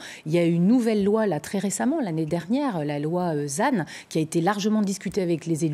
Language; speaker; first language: French; native; French